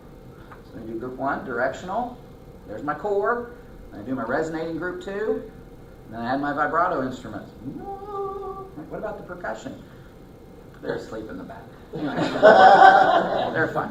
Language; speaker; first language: English; native; English